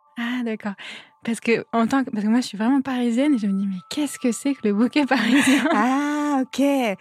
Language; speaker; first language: French; native; French